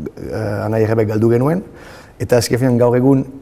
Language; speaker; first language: Basque; non-native, local second language; French